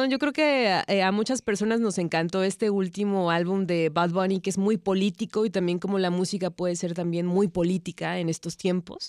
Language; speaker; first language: Spanish; native; Spanish